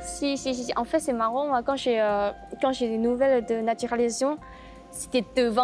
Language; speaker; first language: French; non-native, learner; Chinese